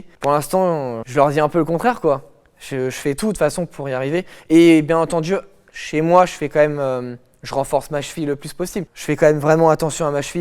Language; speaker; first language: French; native; French